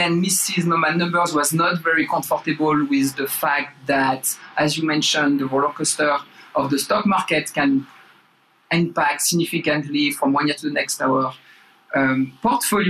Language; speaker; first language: English; non-native, fluent; French